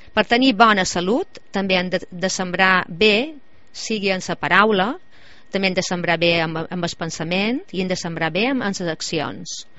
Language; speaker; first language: Catalan; native; Catalan